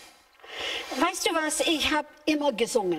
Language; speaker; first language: German; non-native, fluent; English